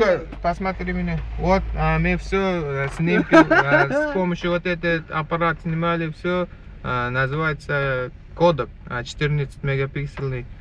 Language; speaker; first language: Russian; non-native, learner; Uzbek